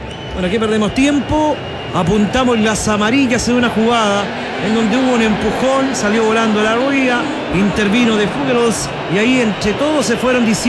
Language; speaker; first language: Spanish; native; Spanish